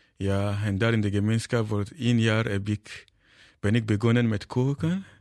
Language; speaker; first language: Dutch; non-native, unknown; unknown